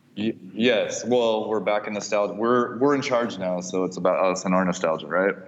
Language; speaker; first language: English; native; English